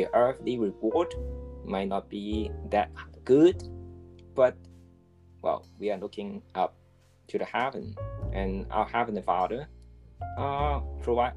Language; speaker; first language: English; non-native, local second language; Cantonese